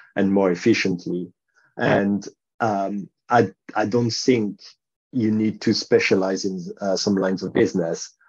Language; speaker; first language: English; non-native, fluent; French